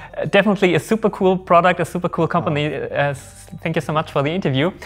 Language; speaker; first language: English; non-native, fluent; German